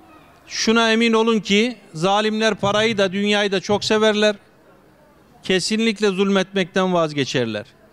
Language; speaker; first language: Turkish; native; Turkish